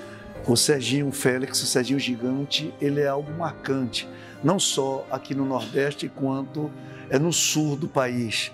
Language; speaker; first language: Portuguese; native; Portuguese